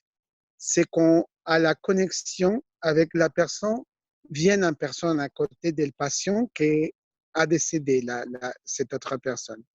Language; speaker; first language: French; non-native, fluent; Spanish